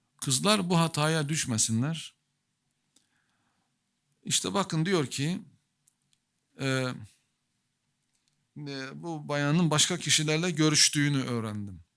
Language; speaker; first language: Turkish; native; Turkish